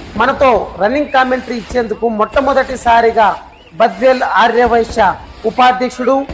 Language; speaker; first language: Telugu; native; Telugu